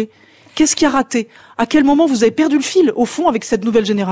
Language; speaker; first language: French; native; French